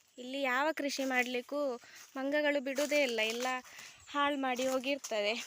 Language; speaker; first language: Kannada; non-native, local second language; Tulu